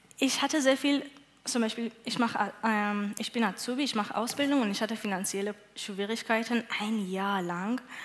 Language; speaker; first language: German; non-native, learner; Persian